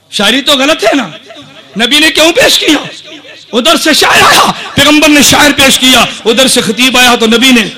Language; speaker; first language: Urdu; non-native, local second language; Punjabi